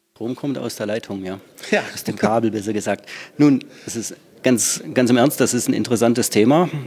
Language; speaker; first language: German; native; German